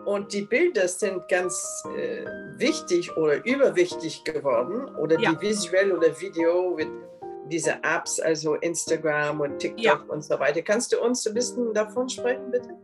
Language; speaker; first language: German; non-native, fluent; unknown